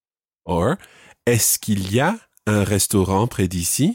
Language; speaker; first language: French; non-native, fluent; English